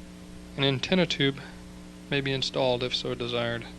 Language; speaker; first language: English; native; English